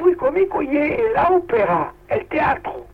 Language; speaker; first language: Spanish; non-native, local second language; Catalan